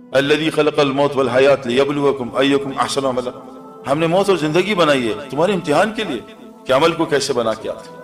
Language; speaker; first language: Urdu; native; Urdu